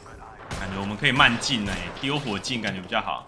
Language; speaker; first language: Chinese; native; Chinese